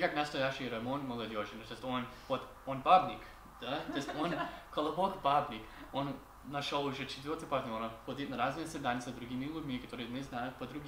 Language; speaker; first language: Russian; non-native, learner; English